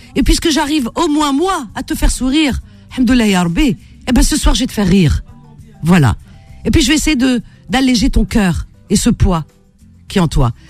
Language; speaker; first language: French; native; French